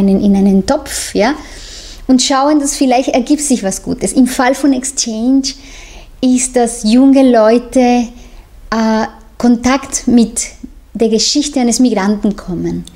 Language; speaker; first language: German; non-native, fluent; Spanish